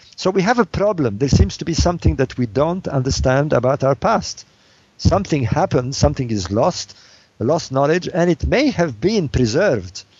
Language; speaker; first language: English; non-native, fluent; Arabic